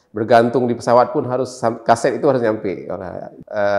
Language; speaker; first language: Indonesian; native; Indonesian